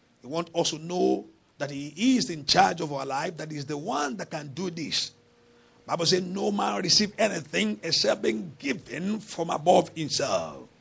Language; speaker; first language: English; non-native, local second language; Yoruba